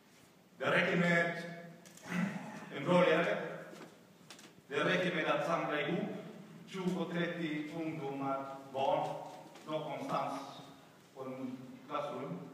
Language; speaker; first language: Swedish; non-native, fluent; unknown